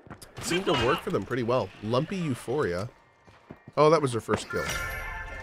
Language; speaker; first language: English; native; English